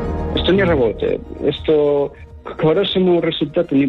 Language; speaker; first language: Russian; non-native, fluent; Spanish